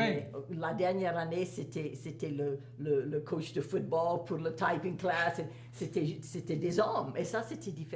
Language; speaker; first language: French; native; French